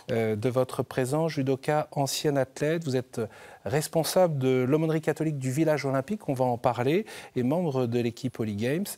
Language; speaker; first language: French; native; French